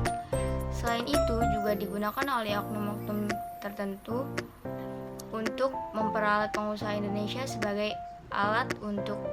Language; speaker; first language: Indonesian; native; Indonesian